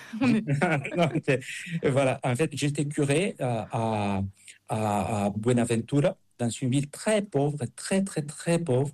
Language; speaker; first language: French; non-native, fluent; Spanish